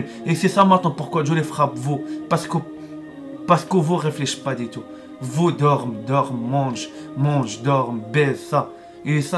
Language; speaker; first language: French; non-native, learner; Arabic